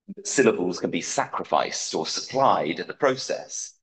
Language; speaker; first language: English; native; English